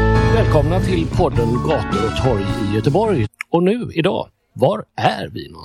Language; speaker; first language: Swedish; native; Swedish